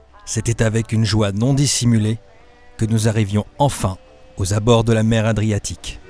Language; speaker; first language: French; native; French